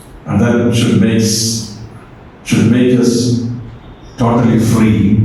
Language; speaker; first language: English; non-native, local second language; Malayalam